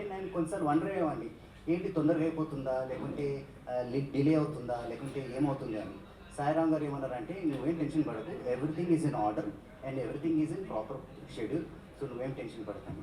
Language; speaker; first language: Telugu; native; Telugu